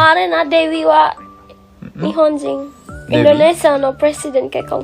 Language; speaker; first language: Japanese; non-native, learner; Indonesian